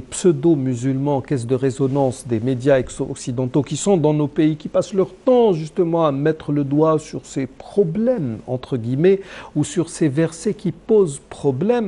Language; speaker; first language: French; non-native, local second language; Arabic